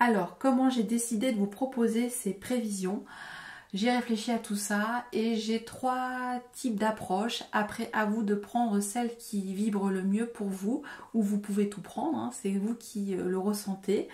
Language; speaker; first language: French; native; French